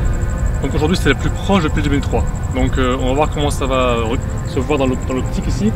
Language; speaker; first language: French; native; French